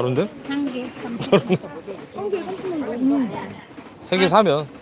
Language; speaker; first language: Korean; native; Korean